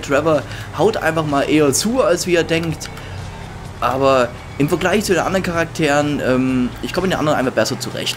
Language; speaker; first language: German; native; German